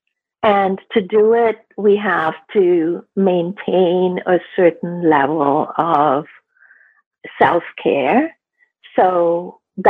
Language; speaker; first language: English; non-native, local second language; Gujarati